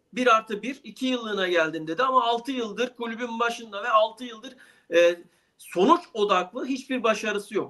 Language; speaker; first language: Turkish; native; Turkish